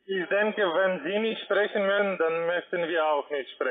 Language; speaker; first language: German; non-native, learner; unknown